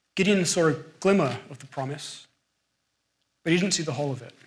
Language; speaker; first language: English; native; English